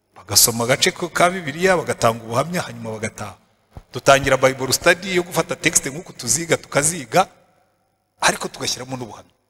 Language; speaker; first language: Kinyarwanda; native; Kinyarwanda